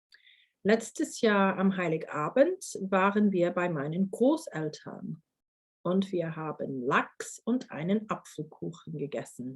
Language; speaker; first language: German; non-native, fluent; English